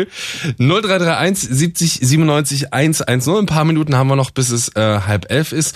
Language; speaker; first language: German; native; German